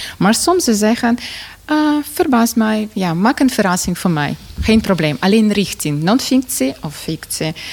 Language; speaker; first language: Dutch; non-native, fluent; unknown